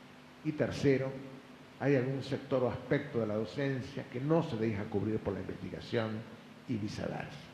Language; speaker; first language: Spanish; native; Spanish